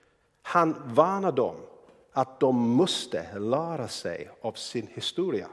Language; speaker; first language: Swedish; non-native, fluent; English